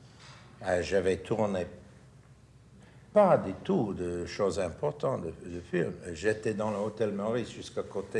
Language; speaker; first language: French; non-native, fluent; English